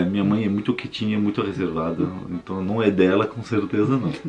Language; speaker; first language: Portuguese; non-native, fluent; French